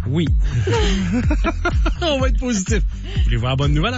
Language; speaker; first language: French; native; French